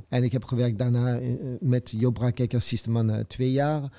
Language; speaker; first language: Dutch; non-native, fluent; French